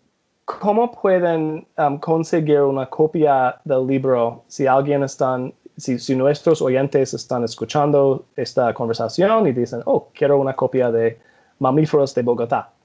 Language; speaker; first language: Spanish; non-native, fluent; English